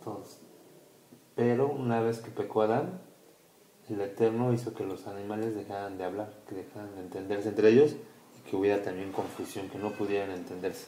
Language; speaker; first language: Spanish; native; Spanish